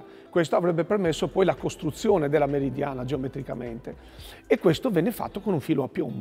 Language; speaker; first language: Italian; native; Italian